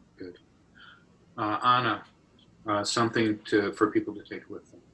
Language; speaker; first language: English; native; English